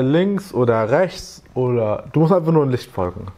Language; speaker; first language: German; native; German